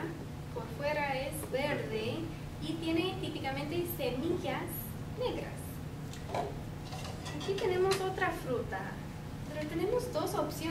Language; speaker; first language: Spanish; non-native, fluent; English